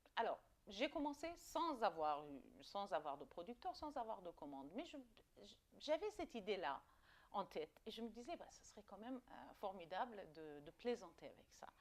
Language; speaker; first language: French; non-native, fluent; Persian